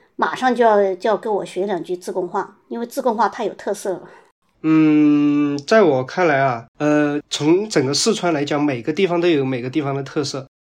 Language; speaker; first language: Chinese; native; Chinese